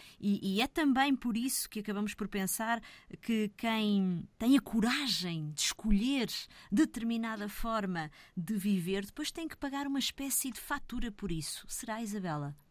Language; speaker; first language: Portuguese; native; Portuguese